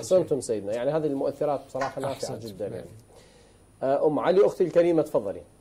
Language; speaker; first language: Arabic; native; Arabic